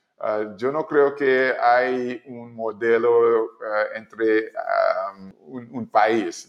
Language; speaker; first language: Spanish; non-native, learner; English